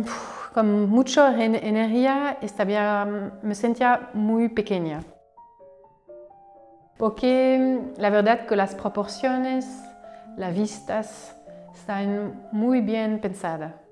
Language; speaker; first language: Spanish; non-native, fluent; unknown